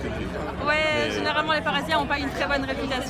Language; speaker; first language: French; native; French